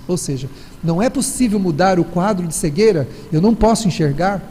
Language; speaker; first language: Portuguese; native; Portuguese